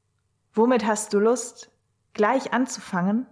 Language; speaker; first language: German; native; German